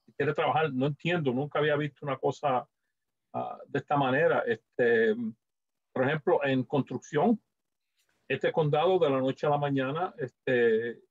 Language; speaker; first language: Spanish; native; Spanish